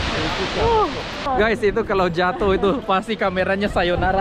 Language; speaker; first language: Indonesian; native; Indonesian